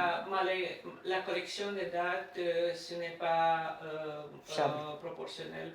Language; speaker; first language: French; non-native, fluent; Romanian